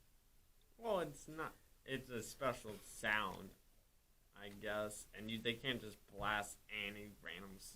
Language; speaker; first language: English; native; English